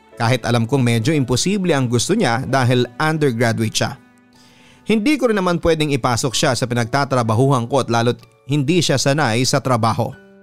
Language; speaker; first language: Filipino; native; Filipino